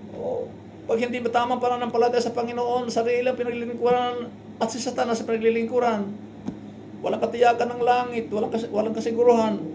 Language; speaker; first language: Filipino; non-native, local second language; Waray